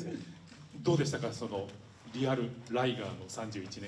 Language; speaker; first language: Japanese; native; Japanese